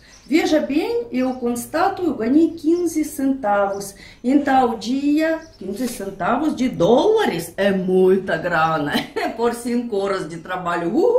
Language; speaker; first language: Portuguese; non-native, fluent; Russian